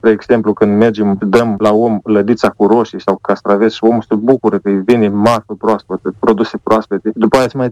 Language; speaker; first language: Romanian; native; Romanian